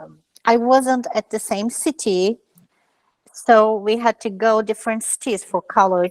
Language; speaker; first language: English; non-native, learner; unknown